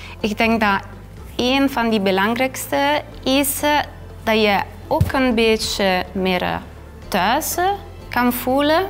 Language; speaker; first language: Dutch; non-native, fluent; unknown